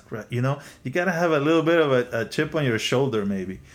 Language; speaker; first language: English; non-native, fluent; Spanish